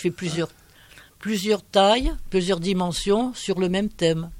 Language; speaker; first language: French; native; French